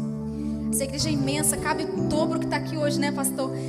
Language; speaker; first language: Portuguese; native; Portuguese